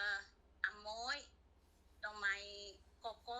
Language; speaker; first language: Cantonese; non-native, fluent; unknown